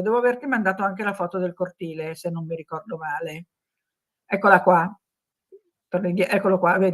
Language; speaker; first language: Italian; native; Italian